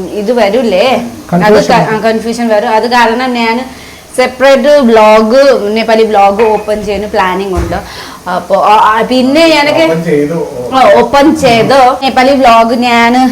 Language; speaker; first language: Malayalam; non-native, fluent; Nepali